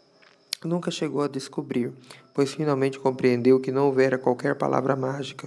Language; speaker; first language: Portuguese; native; Portuguese